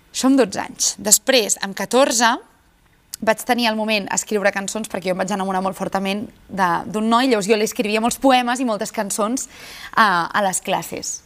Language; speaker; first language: Catalan; native; Catalan